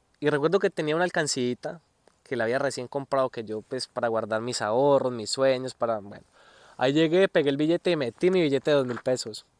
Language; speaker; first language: Spanish; native; Spanish